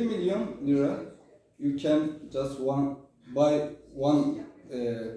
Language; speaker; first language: English; non-native, learner; Turkish